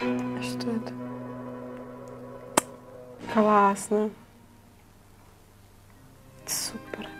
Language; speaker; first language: Russian; non-native, learner; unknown